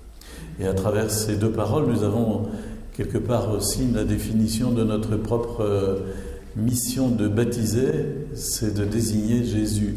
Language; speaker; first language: French; native; French